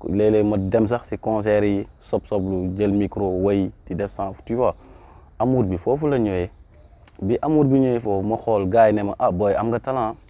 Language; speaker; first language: Wolof; non-native, local second language; Mandingo